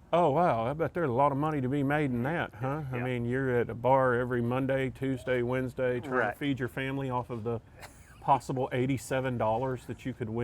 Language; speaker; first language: English; native; English